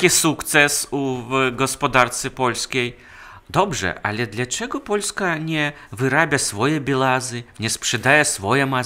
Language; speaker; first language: Polish; non-native, fluent; Russian